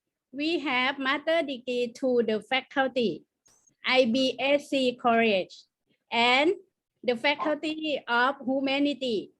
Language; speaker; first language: English; non-native, learner; Thai